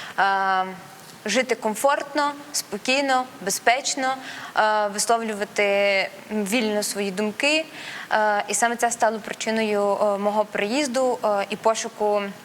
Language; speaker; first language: Ukrainian; non-native, local second language; Russian